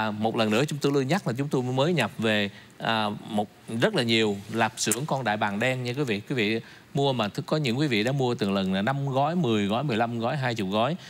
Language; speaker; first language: Vietnamese; native; Vietnamese